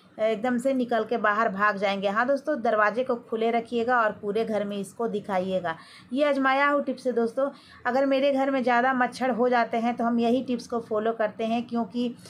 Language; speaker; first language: Hindi; native; Hindi